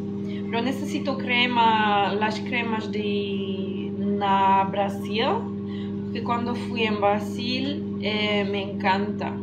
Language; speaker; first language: Portuguese; non-native, learner; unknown